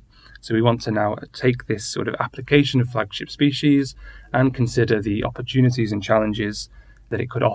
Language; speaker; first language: English; native; English